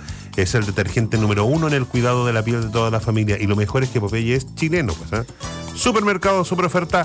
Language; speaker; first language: Spanish; native; Spanish